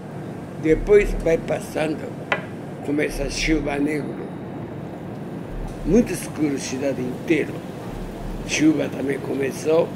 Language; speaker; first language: Portuguese; non-native, learner; Japanese